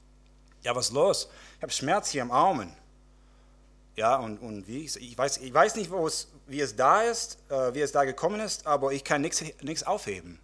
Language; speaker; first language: German; non-native, fluent; English